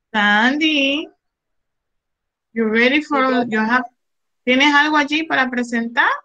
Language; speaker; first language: English; non-native, fluent; Spanish